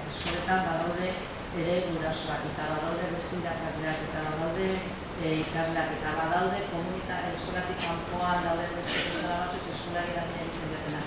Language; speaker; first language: Basque; native; Basque